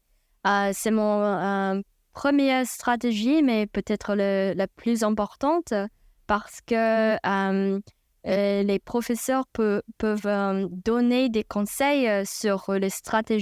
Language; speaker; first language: French; non-native, fluent; Chinese